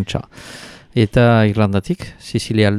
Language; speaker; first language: Basque; native; Basque